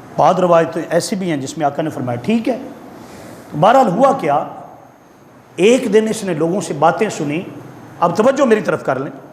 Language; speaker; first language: Urdu; non-native, local second language; Punjabi